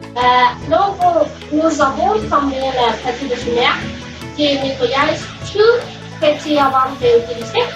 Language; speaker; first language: French; non-native, learner; Spanish